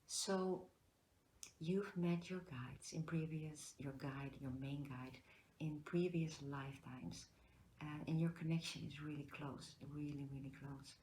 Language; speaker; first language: English; non-native, fluent; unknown